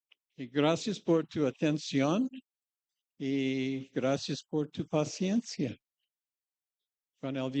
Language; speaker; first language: Spanish; non-native, fluent; English